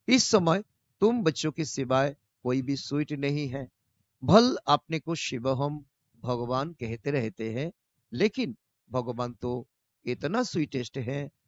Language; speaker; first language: Hindi; non-native, local second language; Bangla